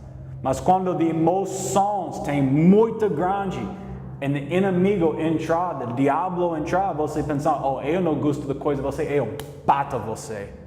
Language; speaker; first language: Portuguese; non-native, learner; English